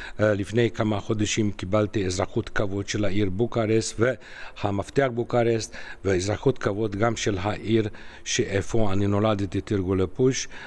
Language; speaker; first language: Hebrew; non-native, fluent; Romanian